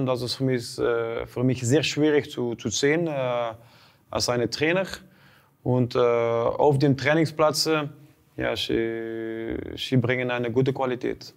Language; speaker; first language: German; non-native, learner; Dutch